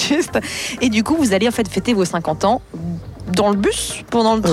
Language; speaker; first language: French; native; French